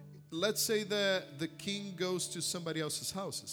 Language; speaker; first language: English; non-native, fluent; Portuguese